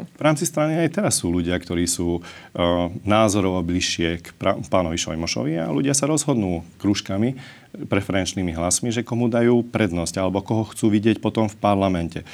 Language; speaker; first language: Slovak; non-native, local second language; Hungarian